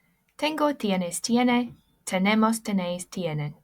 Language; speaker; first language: Spanish; non-native, fluent; English